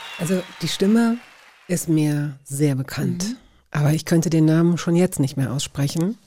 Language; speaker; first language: German; native; German